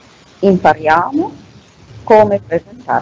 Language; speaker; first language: Italian; non-native, fluent; Arabic